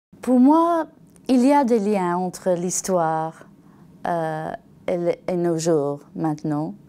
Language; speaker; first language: French; non-native, learner; English